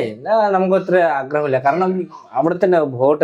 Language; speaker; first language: Malayalam; non-native, local second language; Bangla